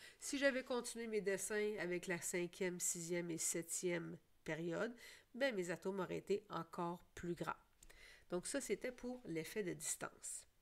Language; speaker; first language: French; native; French